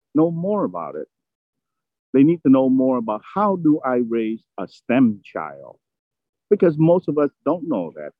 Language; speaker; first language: English; early bilingual, other home language; Vietnamese